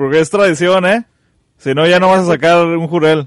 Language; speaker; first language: Spanish; native; Spanish